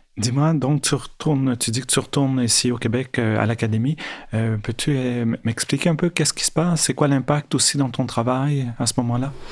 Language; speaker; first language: French; non-native, fluent; Spanish